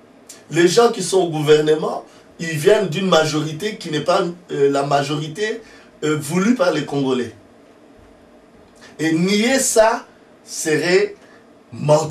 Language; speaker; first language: French; non-native, local second language; Lingala